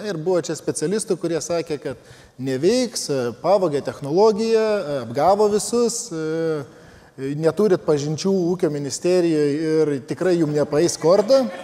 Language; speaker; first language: Lithuanian; native; Lithuanian